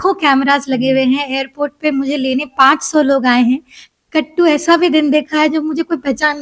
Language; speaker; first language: Hindi; native; Hindi